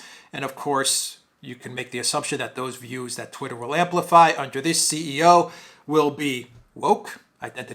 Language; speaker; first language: English; native; English